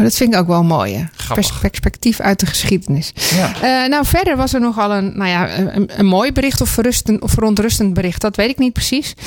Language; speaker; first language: Dutch; native; Dutch